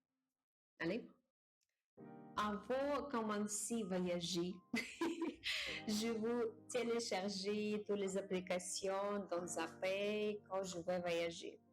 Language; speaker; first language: French; non-native, learner; Japanese